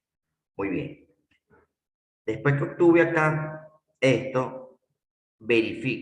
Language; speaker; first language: Spanish; native; Spanish